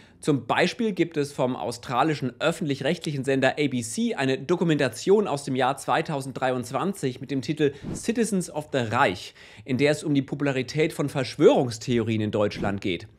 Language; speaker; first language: German; native; German